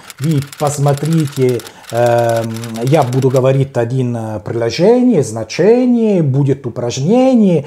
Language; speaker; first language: Russian; non-native, learner; Italian